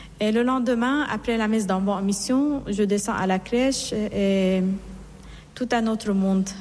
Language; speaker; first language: French; non-native, fluent; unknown